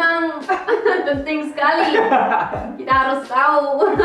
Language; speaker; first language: Indonesian; early bilingual, heritage; Indonesian